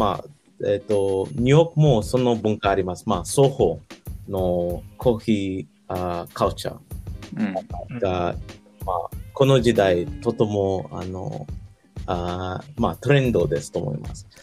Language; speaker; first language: Japanese; non-native, learner; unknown